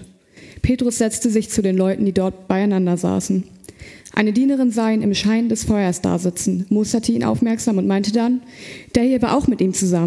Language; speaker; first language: German; native; German